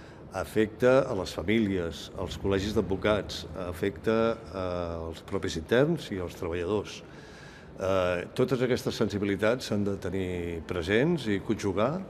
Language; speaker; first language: Catalan; native; Catalan